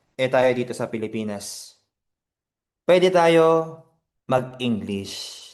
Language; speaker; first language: Filipino; non-native, fluent; Korean